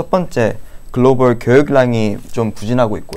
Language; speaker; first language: Korean; native; Korean